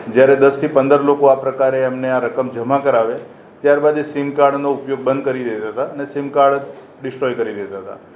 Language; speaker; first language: Gujarati; native; Gujarati